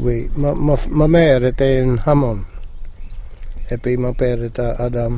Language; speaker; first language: French; non-native, local second language; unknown